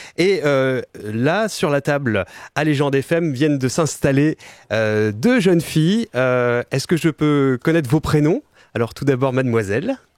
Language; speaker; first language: French; native; French